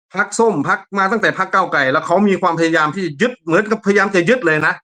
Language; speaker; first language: Thai; native; Thai